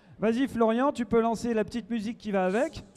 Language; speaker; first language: French; native; French